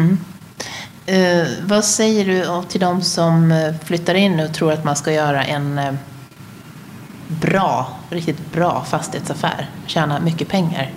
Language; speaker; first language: Swedish; native; Swedish